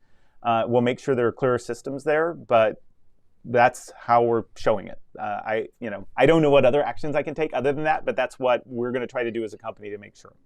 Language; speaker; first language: English; native; English